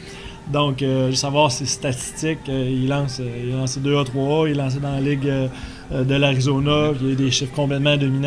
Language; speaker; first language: French; native; French